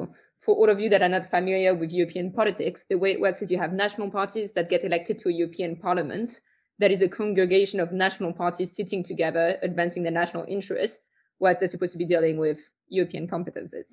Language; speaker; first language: English; non-native, fluent; French